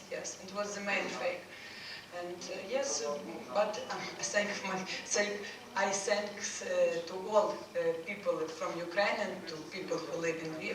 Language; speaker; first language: English; non-native, learner; Ukrainian